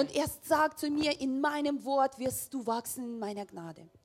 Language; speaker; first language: German; non-native, learner; Russian